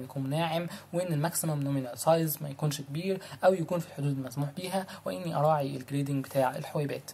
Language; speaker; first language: Arabic; native; Arabic